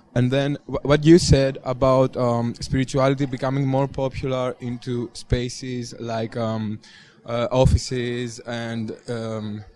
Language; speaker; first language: English; non-native, fluent; Greek